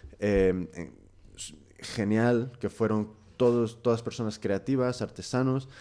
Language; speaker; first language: Spanish; early bilingual, heritage; Spanish